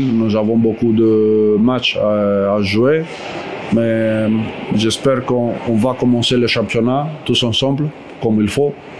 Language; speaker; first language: French; non-native, fluent; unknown